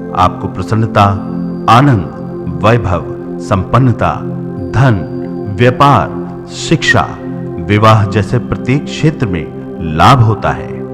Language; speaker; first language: Hindi; native; Hindi